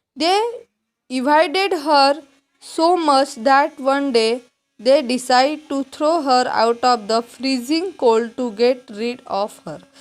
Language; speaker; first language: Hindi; non-native, local second language; Marathi